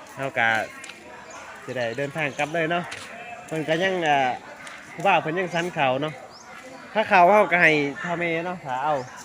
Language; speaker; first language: Thai; native; Thai